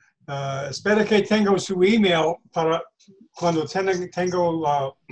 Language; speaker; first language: Spanish; non-native, learner; English